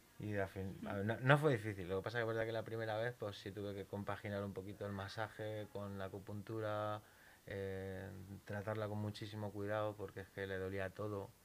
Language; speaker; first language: Spanish; native; Spanish